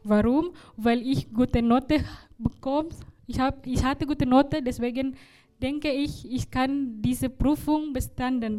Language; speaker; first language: German; non-native, learner; Indonesian